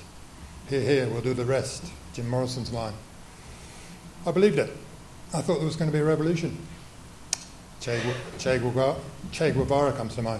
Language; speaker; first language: English; native; English